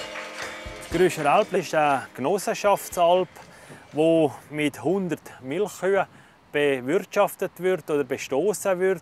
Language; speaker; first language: German; native; German